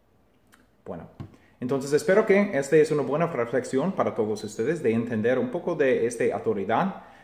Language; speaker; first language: Spanish; non-native, fluent; English